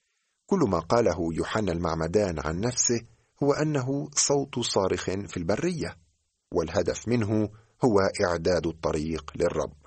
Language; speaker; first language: Arabic; native; Arabic